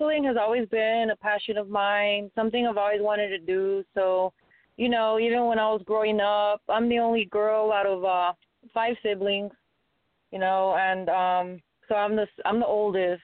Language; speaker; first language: English; native; English